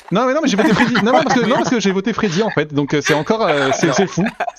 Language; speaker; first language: French; native; French